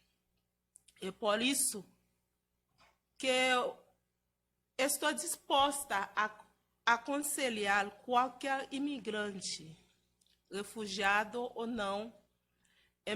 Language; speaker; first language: Portuguese; non-native, fluent; Haitian Creole